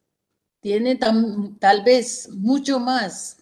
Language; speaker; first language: Spanish; non-native, fluent; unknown